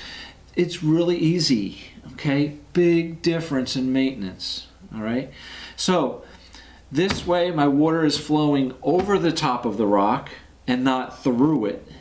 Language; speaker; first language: English; native; English